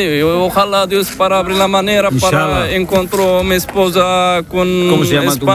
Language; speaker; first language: Spanish; non-native, learner; Arabic